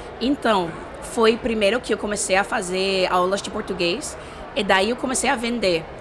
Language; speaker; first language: Portuguese; non-native, fluent; English